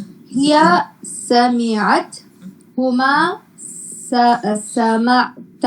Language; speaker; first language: Arabic; non-native, learner; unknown